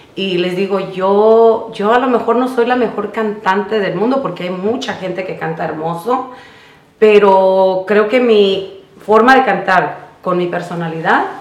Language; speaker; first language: Spanish; native; Spanish